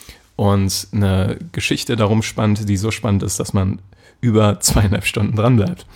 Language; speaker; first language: German; native; German